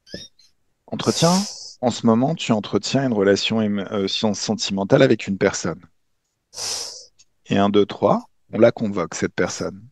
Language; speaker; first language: French; native; French